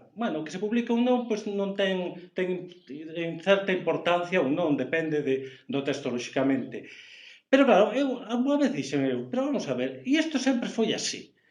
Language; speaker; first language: Galician; native; Galician